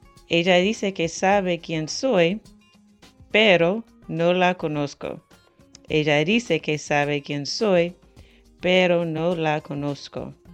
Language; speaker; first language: Spanish; non-native, fluent; English